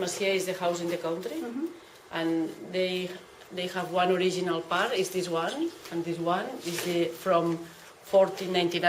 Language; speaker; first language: English; non-native, learner; Catalan